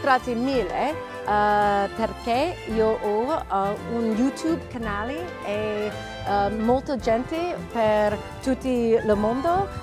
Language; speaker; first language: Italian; non-native, learner; English